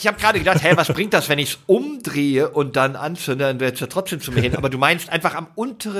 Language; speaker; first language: German; native; German